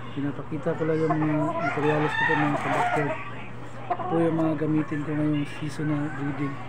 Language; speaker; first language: Filipino; non-native, local second language; Cebuano